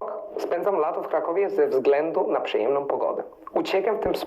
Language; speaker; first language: Polish; non-native, fluent; Italian